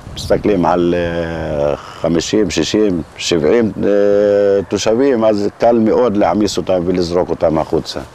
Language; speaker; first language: Hebrew; non-native, local second language; Arabic